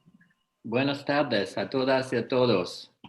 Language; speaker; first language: Spanish; non-native, learner; English